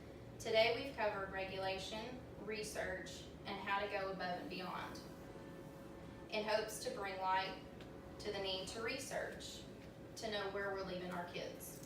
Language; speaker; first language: English; native; English